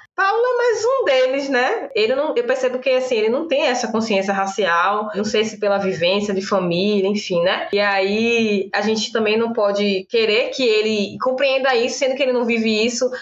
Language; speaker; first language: Portuguese; native; Portuguese